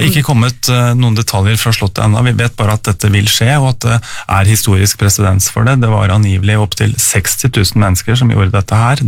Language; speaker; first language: Norwegian; native; Norwegian